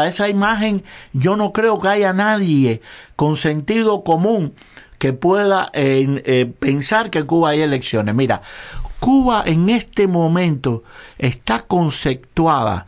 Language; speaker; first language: Spanish; native; Spanish